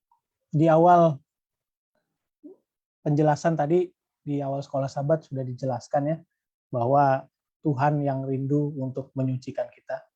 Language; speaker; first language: Indonesian; native; Indonesian